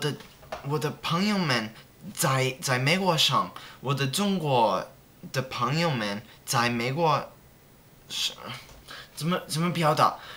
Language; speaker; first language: Chinese; non-native, learner; English